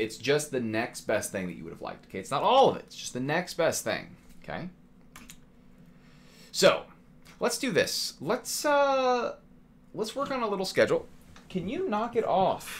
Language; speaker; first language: English; native; English